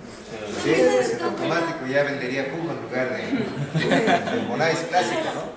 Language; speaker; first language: Spanish; native; Spanish